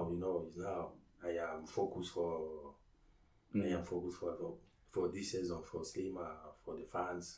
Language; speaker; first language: English; non-native, learner; French